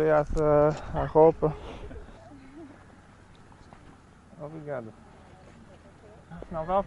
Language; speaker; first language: Portuguese; non-native, learner; English